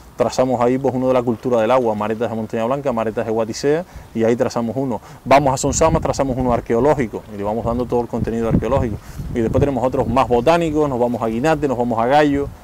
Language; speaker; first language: Spanish; native; Spanish